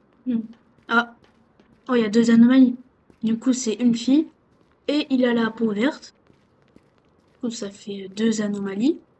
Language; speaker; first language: French; native; French